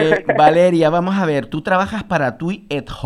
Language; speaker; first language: Spanish; native; Spanish